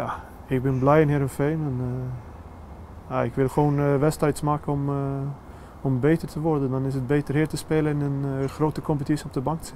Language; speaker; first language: Dutch; non-native, fluent; Swedish